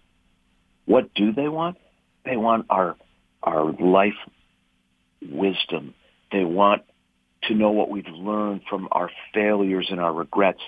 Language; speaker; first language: English; native; English